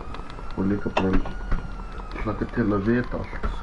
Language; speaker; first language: Icelandic; early bilingual, heritage; Icelandic